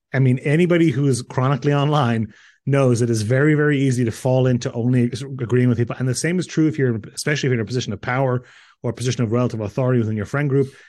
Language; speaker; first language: English; early bilingual, other home language; Croatian